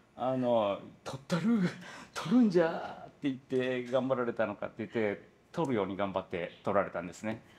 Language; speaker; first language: Japanese; native; Japanese